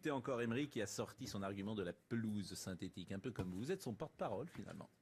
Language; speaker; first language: French; native; French